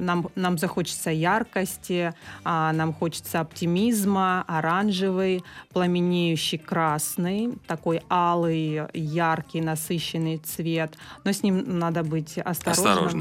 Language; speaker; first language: Russian; native; Russian